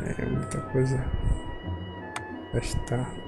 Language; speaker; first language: Portuguese; native; Portuguese